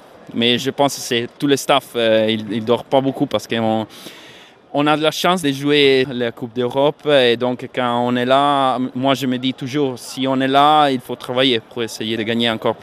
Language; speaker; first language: French; non-native, fluent; Italian